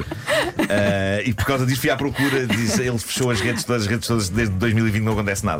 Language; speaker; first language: Portuguese; native; Portuguese